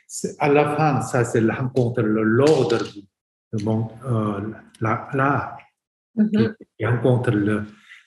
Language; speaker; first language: French; non-native, fluent; Korean